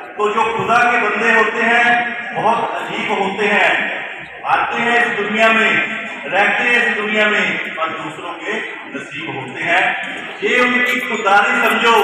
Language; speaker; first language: Hindi; non-native, local second language; Punjabi